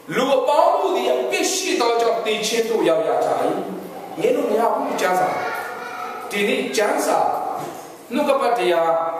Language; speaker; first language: Burmese; non-native, local second language; Tedim Chin